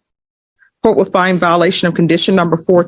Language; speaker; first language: English; native; English